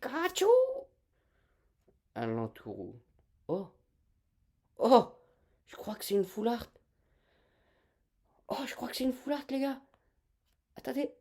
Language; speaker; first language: French; native; French